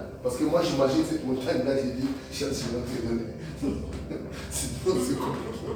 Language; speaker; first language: French; non-native, local second language; Lingala